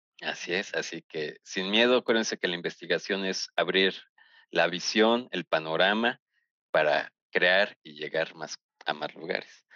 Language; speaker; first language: Spanish; native; Spanish